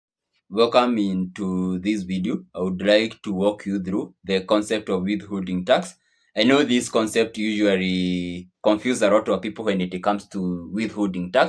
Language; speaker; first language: English; non-native, local second language; Swahili